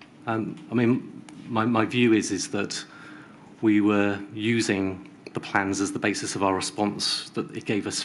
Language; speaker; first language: English; native; English